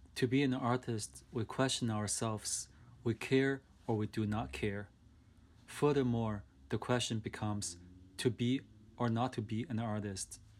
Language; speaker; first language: English; non-native, fluent; Chinese